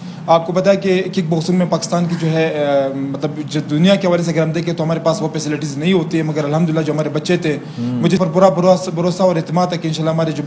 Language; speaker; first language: Urdu; native; Urdu